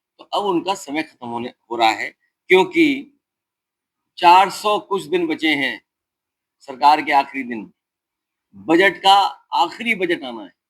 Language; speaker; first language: Hindi; native; Hindi